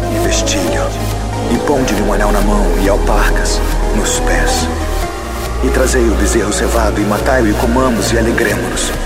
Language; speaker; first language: Portuguese; non-native, fluent; English